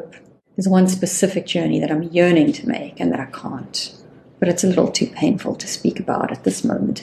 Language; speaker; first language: English; native; English